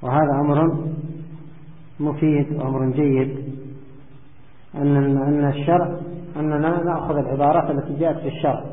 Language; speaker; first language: Arabic; native; Arabic